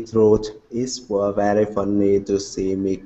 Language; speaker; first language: English; non-native, learner; Vietnamese